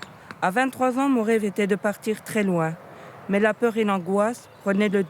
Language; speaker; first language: French; native; French